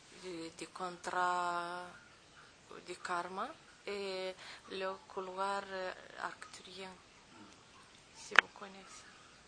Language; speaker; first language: French; non-native, learner; Romanian